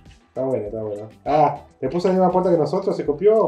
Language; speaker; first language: Spanish; native; Spanish